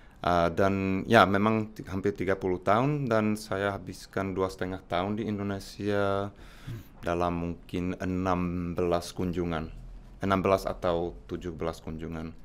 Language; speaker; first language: Indonesian; non-native, fluent; Czech